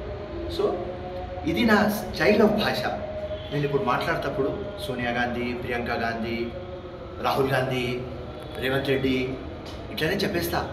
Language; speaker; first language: Telugu; non-native, local second language; Urdu